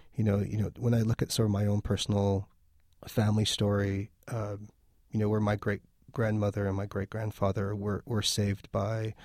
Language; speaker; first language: English; early bilingual, other home language; Armenian